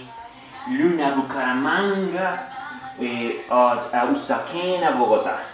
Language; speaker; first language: French; non-native, learner; Spanish